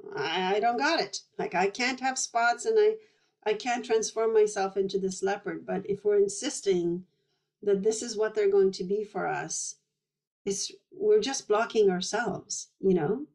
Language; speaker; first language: English; early bilingual, other home language; Polish